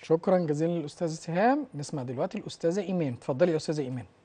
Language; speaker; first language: Arabic; native; Arabic